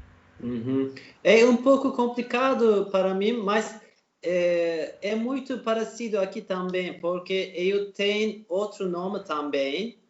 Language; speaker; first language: Portuguese; non-native, learner; Turkish